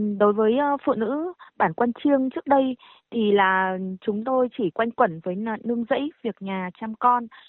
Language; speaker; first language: Vietnamese; non-native, local second language; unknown